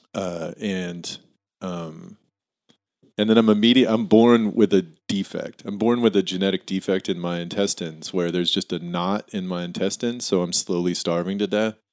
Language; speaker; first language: English; native; English